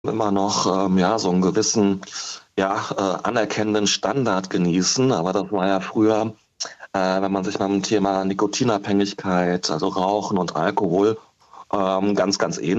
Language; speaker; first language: German; native; German